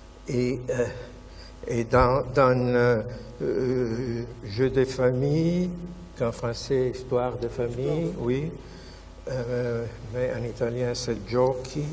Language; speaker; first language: French; non-native, fluent; Italian